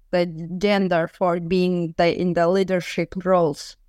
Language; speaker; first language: English; non-native, learner; Azerbaijani